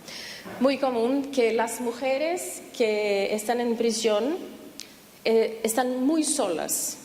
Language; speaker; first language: Spanish; non-native, fluent; Portuguese